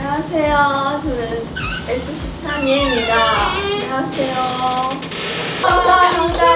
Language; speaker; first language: Korean; non-native, learner; Chinese